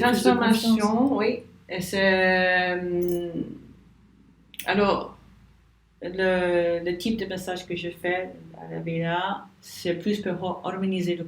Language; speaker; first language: French; non-native, learner; English